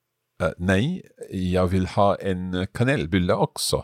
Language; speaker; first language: Swedish; non-native, learner; English